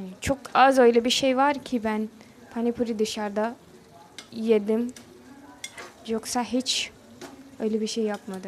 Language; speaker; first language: Turkish; non-native, learner; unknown